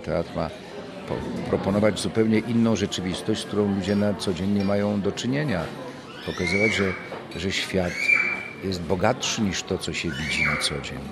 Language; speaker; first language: Polish; native; Polish